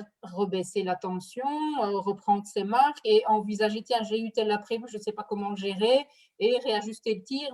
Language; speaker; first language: French; native; French